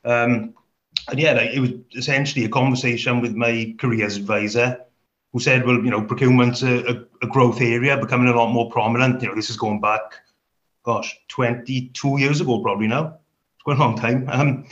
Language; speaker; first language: English; native; English